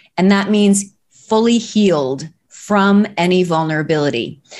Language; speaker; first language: English; native; English